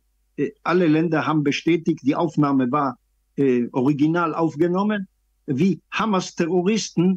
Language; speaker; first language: German; non-native, fluent; Hebrew